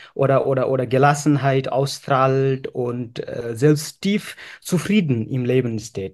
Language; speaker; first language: German; non-native, fluent; Nepali